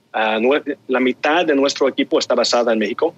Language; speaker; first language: Spanish; early bilingual, heritage; Spanish